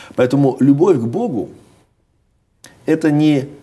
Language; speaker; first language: Russian; native; Russian